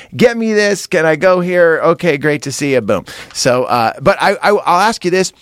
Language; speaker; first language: English; native; English